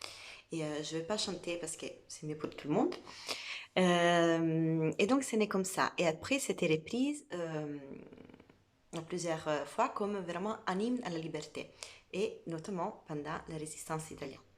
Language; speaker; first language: French; non-native, fluent; Italian